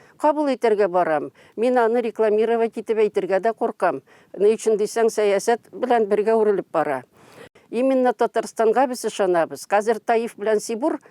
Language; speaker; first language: Tatar; native; Tatar